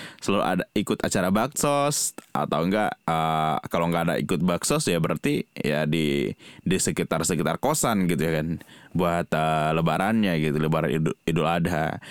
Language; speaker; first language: Indonesian; non-native, local second language; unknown